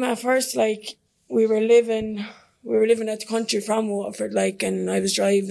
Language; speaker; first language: English; native; English